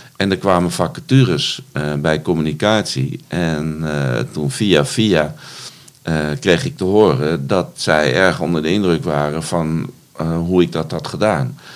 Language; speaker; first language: Dutch; native; Dutch